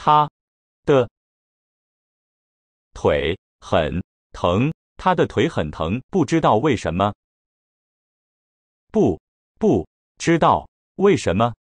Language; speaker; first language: Chinese; non-native, learner; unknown